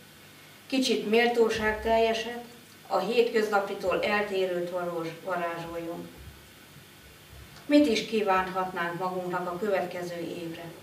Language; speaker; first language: Hungarian; native; Hungarian